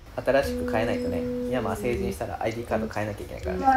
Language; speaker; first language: Japanese; native; Japanese